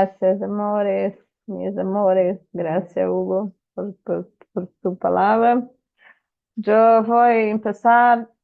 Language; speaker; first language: Spanish; non-native, fluent; Portuguese